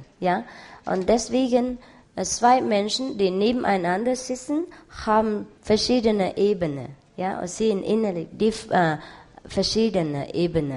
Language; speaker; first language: German; non-native, learner; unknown